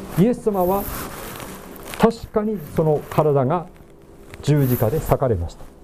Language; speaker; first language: Japanese; native; Japanese